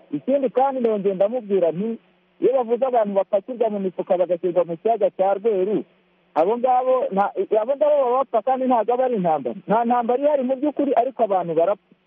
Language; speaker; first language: Kinyarwanda; early bilingual, heritage; Kinyarwanda